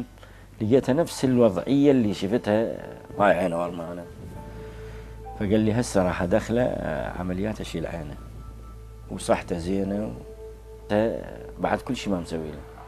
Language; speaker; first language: Arabic; native; Arabic